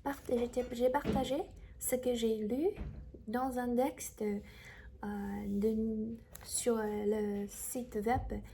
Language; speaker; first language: French; non-native, learner; Chinese